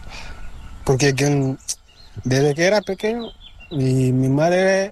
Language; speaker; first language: Spanish; non-native, learner; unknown